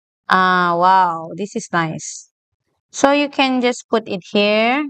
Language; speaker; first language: English; non-native, local second language; Malay